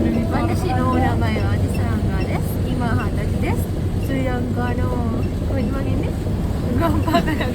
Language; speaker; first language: Japanese; non-native, learner; Sinhala